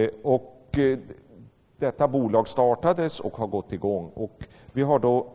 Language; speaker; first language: Swedish; native; Swedish